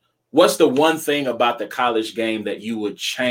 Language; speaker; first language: English; native; English